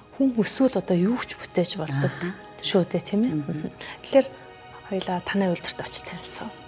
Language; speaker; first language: Mongolian; native; Mongolian